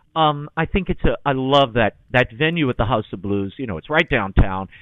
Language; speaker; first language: English; native; English